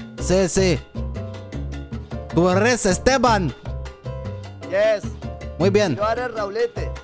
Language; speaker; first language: Spanish; non-native, learner; French